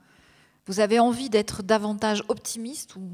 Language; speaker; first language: French; native; French